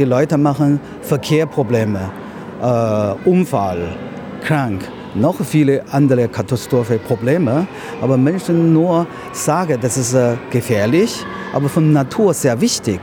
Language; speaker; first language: German; non-native, learner; Chinese